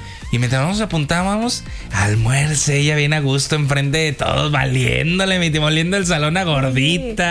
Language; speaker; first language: Spanish; native; Spanish